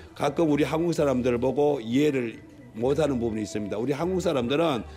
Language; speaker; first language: Korean; native; Korean